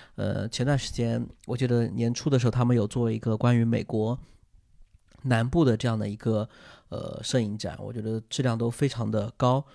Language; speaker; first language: Chinese; native; Chinese